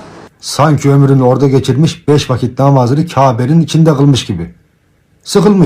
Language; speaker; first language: Turkish; native; Turkish